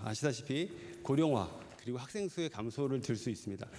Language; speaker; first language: Korean; native; Korean